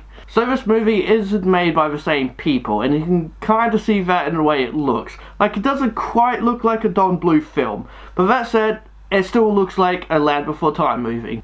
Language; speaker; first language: English; native; English